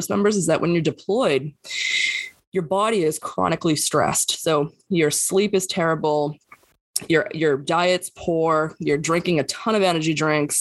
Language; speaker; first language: English; native; English